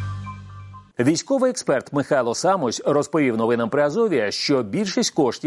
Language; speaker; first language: Ukrainian; native; Ukrainian